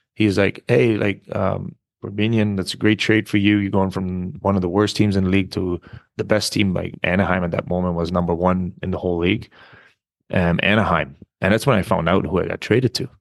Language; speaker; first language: English; non-native, fluent; German